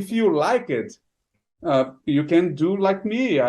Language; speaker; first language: English; non-native, fluent; Portuguese